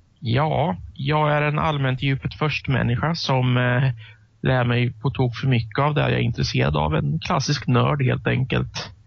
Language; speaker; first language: Swedish; native; Swedish